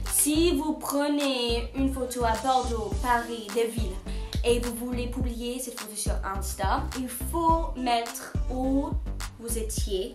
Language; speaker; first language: French; non-native, fluent; English